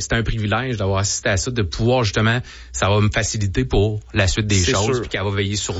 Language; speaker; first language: French; native; French